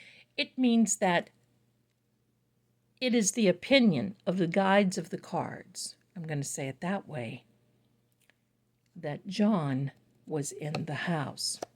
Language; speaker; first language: English; native; English